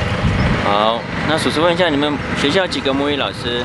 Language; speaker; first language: Chinese; native; Chinese